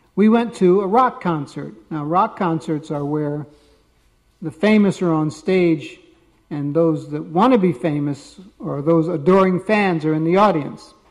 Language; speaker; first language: English; native; English